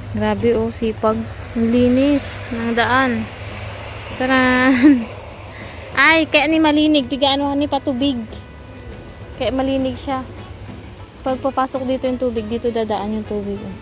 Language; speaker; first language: Filipino; non-native, local second language; Bikol